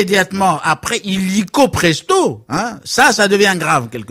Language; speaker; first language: French; non-native, local second language; Arabic